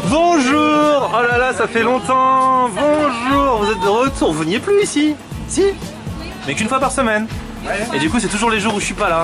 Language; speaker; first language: French; native; French